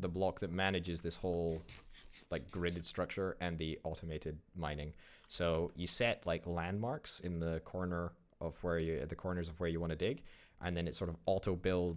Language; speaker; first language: English; native; English